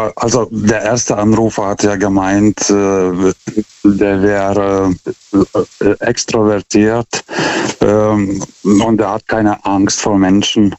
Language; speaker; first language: German; non-native, fluent; Lithuanian